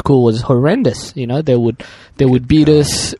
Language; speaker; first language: English; early bilingual, other home language; Arabic